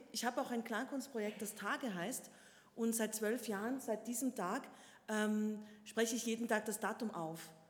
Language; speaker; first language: German; native; German